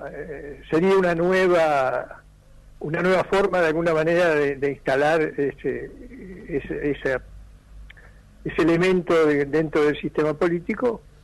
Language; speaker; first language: Spanish; native; Spanish